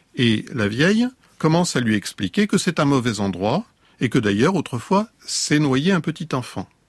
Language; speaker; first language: French; native; French